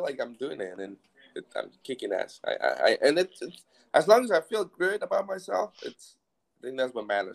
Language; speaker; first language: English; non-native, fluent; Spanish